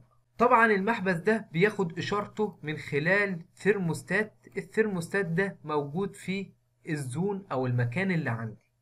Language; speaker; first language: Arabic; native; Arabic